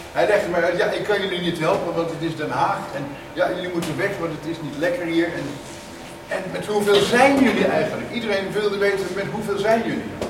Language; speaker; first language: Dutch; native; Dutch